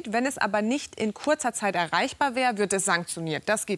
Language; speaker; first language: German; native; German